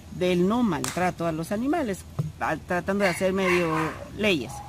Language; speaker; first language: Spanish; native; Spanish